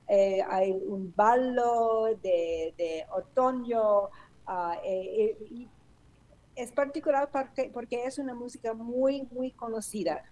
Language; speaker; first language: Spanish; non-native, fluent; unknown